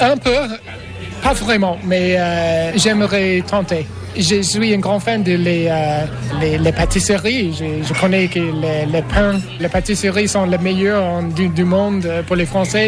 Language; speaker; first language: French; non-native, learner; English